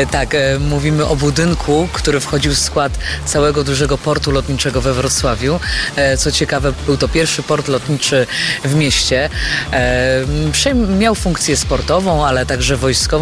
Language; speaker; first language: Polish; native; Polish